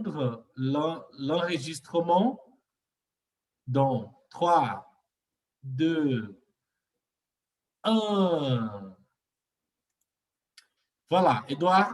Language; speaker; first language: French; non-native, fluent; Portuguese